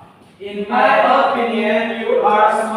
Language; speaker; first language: English; non-native, learner; Indonesian